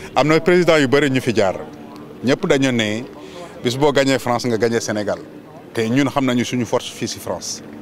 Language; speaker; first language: Wolof; non-native, local second language; Fula